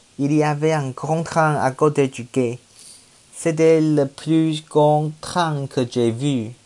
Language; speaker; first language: French; non-native, learner; Chinese